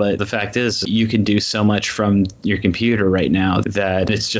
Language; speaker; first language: English; native; English